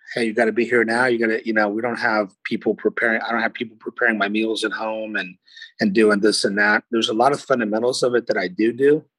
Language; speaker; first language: English; early bilingual, other home language; Portuguese